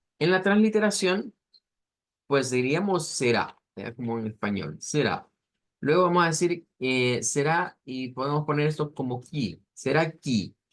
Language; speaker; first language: Spanish; native; Spanish